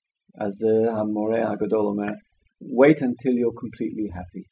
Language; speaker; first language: Hebrew; non-native, fluent; English